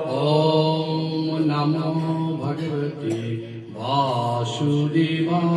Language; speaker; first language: Bangla; non-native, learner; Assamese